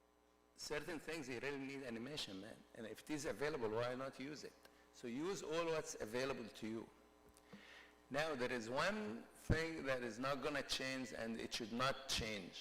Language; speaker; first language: English; non-native, fluent; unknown